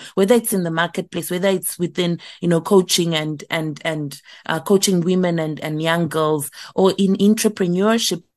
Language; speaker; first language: English; non-native, local second language; Shona